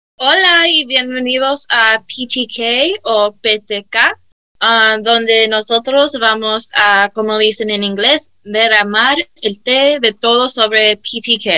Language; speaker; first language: Spanish; early bilingual, heritage; Spanish